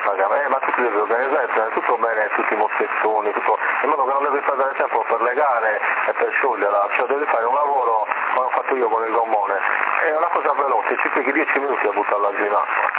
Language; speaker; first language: Italian; native; Italian